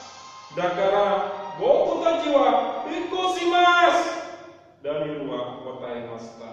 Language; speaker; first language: Japanese; non-native, learner; Indonesian